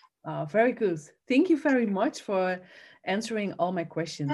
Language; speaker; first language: English; non-native, fluent; Dutch